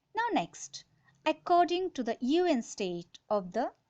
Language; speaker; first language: English; non-native, local second language; Kannada